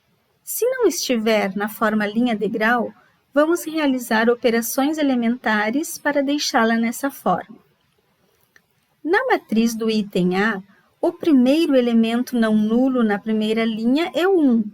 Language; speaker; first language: Portuguese; native; Portuguese